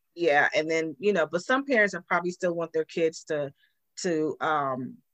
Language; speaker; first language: English; native; English